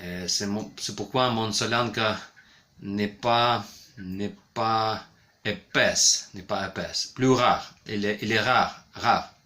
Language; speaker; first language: French; non-native, learner; Ukrainian